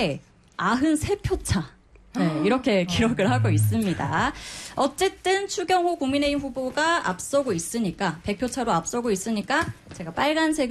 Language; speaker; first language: Korean; native; Korean